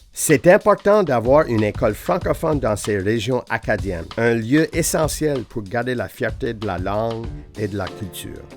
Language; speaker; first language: French; non-native, local second language; English